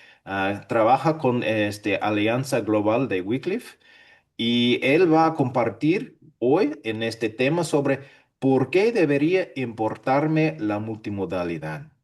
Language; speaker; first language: Spanish; non-native, fluent; English